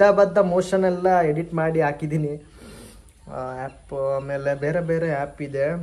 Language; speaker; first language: Kannada; non-native, local second language; Tulu